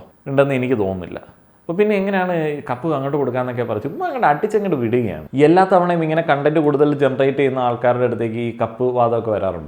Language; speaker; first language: Malayalam; native; Malayalam